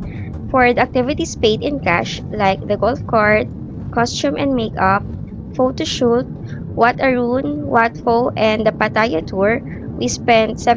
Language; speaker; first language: English; non-native, local second language; Filipino